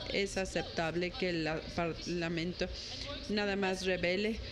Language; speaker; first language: Spanish; non-native, fluent; Ukrainian